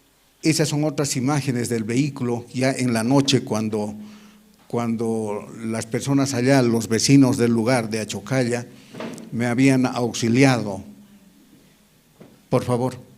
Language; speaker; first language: Spanish; native; Spanish